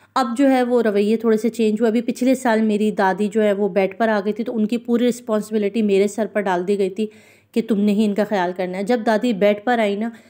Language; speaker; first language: Urdu; non-native, local second language; Punjabi